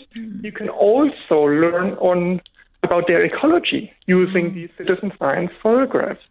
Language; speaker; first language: English; non-native, fluent; German